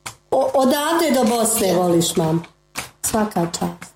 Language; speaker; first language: Croatian; native; Croatian